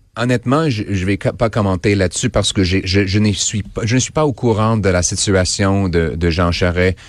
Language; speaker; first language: French; non-native, local second language; English